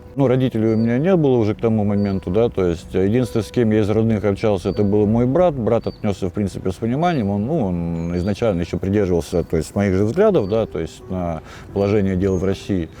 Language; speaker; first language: Russian; native; Russian